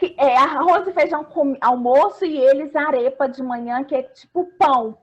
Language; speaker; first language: Portuguese; native; Portuguese